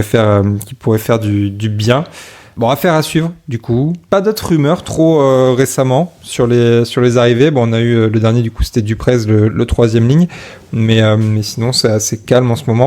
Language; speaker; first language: French; native; French